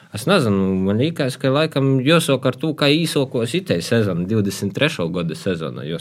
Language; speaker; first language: Latvian; native; Latvian